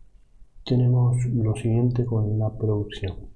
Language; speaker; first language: Spanish; native; Spanish